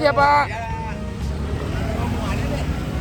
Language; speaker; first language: Indonesian; non-native, fluent; Japanese